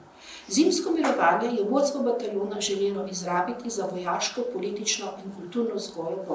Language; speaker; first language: Slovenian; native; Slovenian